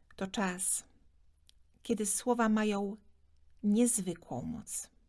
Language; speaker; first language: Polish; native; Polish